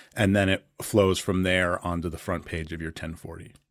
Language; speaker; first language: English; native; English